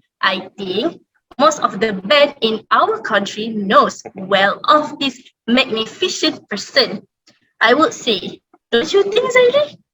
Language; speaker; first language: English; non-native, local second language; Malay